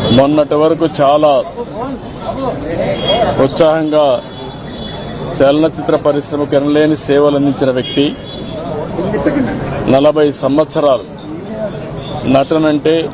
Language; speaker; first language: Telugu; native; Telugu